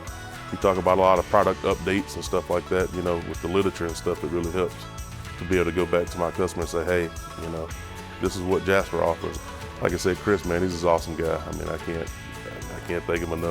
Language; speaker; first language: English; native; English